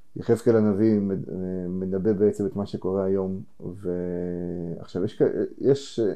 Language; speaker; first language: Hebrew; native; Hebrew